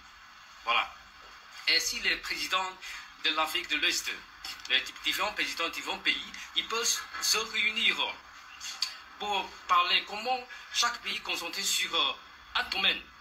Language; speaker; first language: French; non-native, fluent; Chinese